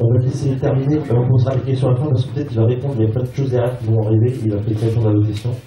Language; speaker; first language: French; native; French